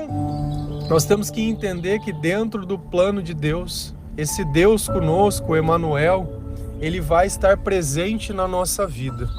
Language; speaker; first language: Portuguese; native; Portuguese